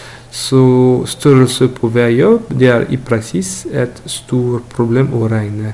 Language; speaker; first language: Norwegian; non-native, learner; French